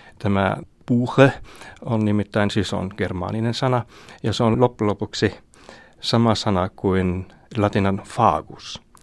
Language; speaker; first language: Finnish; non-native, fluent; German